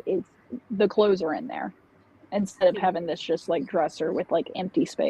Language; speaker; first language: English; native; English